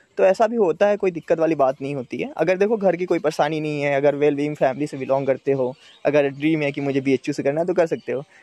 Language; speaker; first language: Hindi; native; Hindi